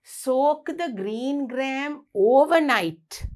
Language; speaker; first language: English; non-native, local second language; Sinhala